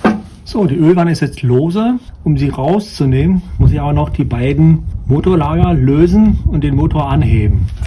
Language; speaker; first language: German; native; German